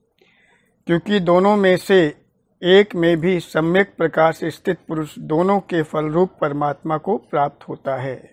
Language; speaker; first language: Hindi; native; Hindi